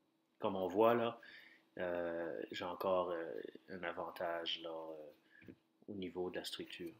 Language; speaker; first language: French; native; French